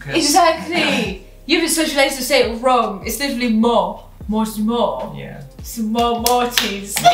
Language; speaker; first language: English; non-native, local second language; Ganda